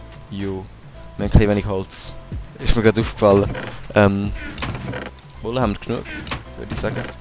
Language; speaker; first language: German; native; German